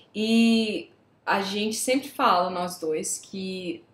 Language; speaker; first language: Portuguese; native; Portuguese